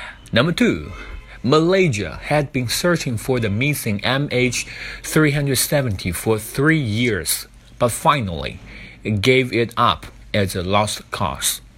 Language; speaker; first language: English; non-native, fluent; Chinese